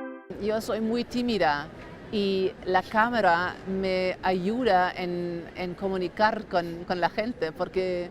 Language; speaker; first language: Spanish; non-native, fluent; German